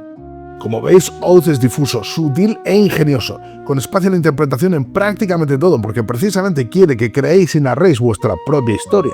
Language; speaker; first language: Spanish; native; Spanish